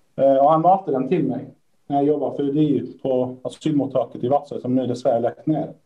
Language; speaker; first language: Swedish; early bilingual, other home language; Persian